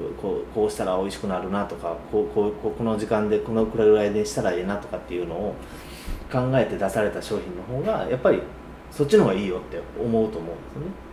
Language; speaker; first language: Japanese; native; Japanese